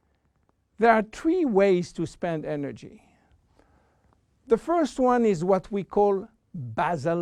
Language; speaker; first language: English; non-native, fluent; French